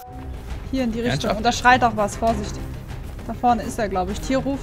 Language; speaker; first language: German; native; German